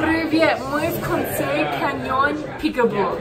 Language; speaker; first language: Russian; non-native, learner; English